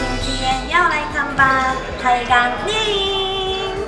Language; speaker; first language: Chinese; non-native, learner; Korean